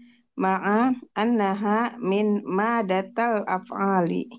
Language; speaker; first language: Arabic; non-native, learner; Indonesian